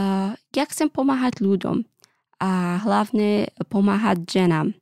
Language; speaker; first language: Slovak; non-native, learner; Pashto